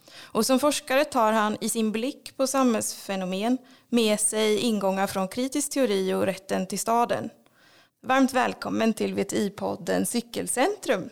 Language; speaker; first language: Swedish; native; Swedish